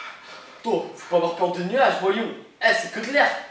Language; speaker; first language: French; native; French